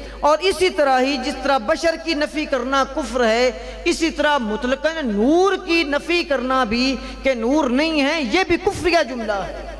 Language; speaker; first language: Urdu; non-native, local second language; Punjabi